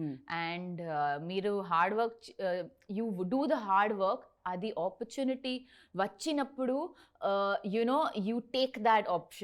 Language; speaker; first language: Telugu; non-native, local second language; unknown